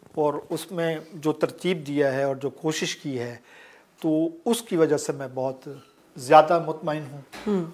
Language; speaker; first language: Urdu; non-native, local second language; Saraiki